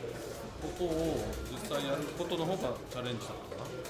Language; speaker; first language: Japanese; native; Japanese